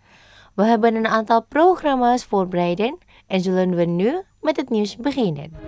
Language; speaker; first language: Dutch; non-native, learner; Indonesian